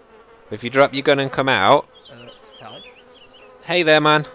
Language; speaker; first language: English; native; English